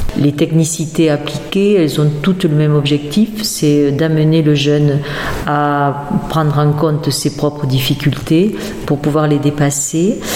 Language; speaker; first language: French; native; French